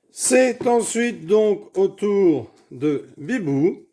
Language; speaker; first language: French; native; French